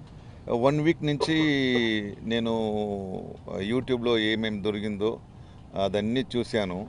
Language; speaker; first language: Telugu; non-native, fluent; Tamil